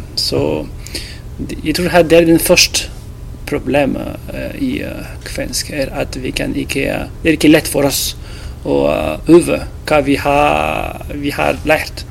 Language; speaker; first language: Norwegian; non-native, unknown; French